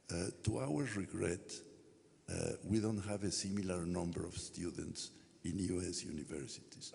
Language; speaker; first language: English; non-native, fluent; Spanish